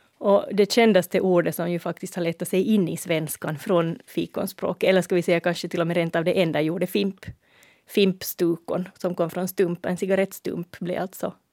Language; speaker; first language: Swedish; native; Swedish